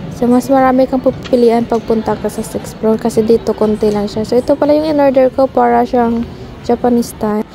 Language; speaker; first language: Filipino; native; Filipino